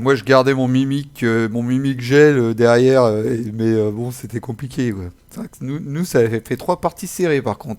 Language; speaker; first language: French; native; French